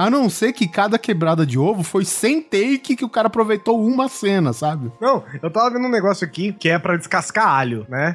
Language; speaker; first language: Portuguese; native; Portuguese